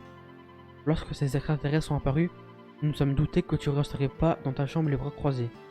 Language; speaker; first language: French; native; French